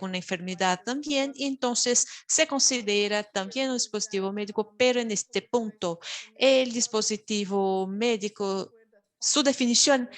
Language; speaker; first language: Spanish; non-native, fluent; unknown